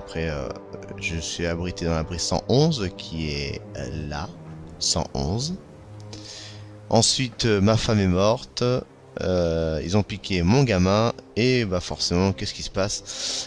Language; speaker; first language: French; native; French